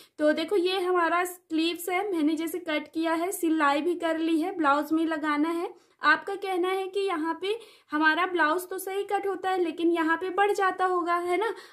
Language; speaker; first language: Hindi; native; Hindi